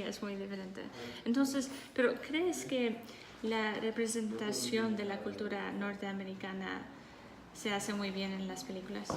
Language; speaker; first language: Spanish; non-native, fluent; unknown